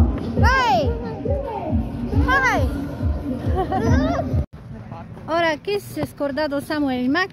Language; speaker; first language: Italian; non-native, learner; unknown